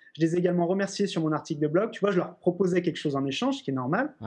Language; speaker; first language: French; native; French